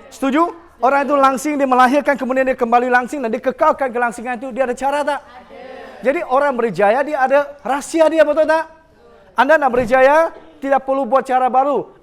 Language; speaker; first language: Malay; non-native, local second language; Chinese